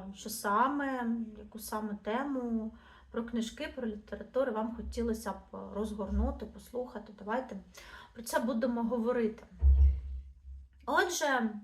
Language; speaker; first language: Ukrainian; non-native, local second language; Russian